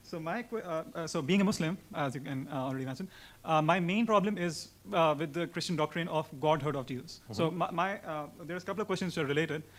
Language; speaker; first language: English; non-native, local second language; Urdu